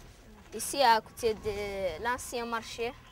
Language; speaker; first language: French; non-native, learner; Arabic